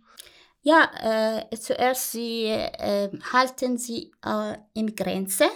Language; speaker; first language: German; non-native, learner; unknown